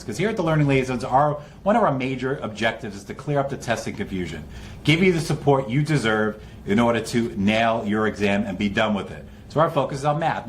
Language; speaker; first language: English; native; English